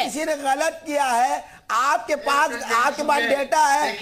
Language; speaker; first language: Hindi; native; Hindi